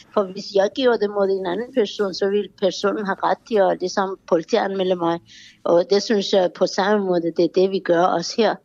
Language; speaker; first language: Danish; non-native, fluent; Persian